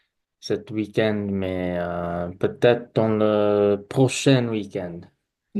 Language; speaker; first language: French; non-native, learner; English